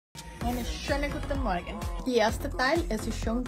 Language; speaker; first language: German; non-native, learner; Spanish